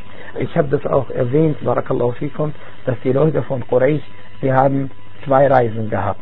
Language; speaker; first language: German; non-native, fluent; Arabic